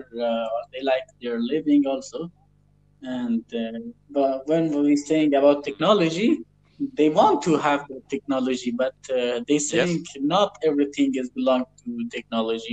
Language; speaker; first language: English; non-native, learner; Persian